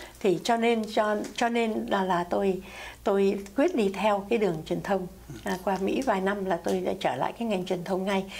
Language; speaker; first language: Vietnamese; native; Vietnamese